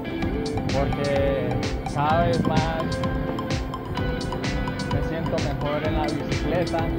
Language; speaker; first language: Spanish; native; Spanish